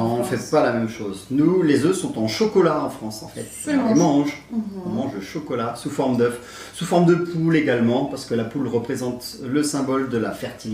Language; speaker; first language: French; native; French